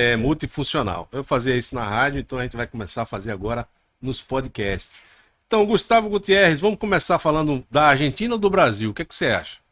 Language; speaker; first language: Portuguese; native; Portuguese